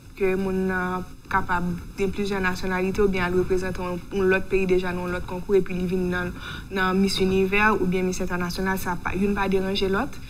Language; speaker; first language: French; non-native, local second language; Haitian Creole